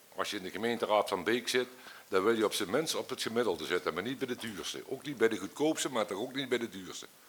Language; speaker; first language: Dutch; native; Dutch